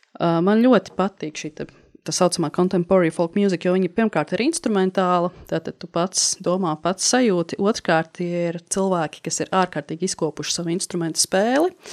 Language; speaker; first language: Latvian; native; Latvian